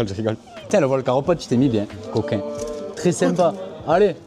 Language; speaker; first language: French; native; French